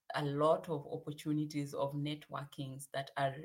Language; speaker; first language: English; non-native, local second language; Swahili